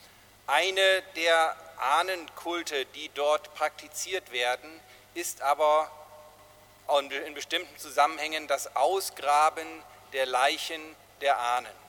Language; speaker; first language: German; native; German